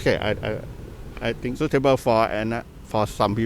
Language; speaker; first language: English; non-native, learner; Thai